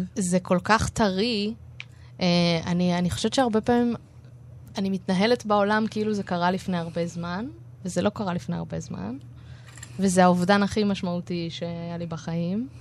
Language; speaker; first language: Hebrew; native; Hebrew